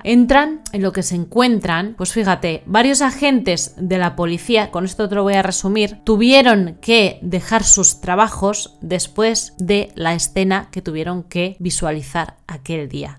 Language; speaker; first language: Spanish; native; Spanish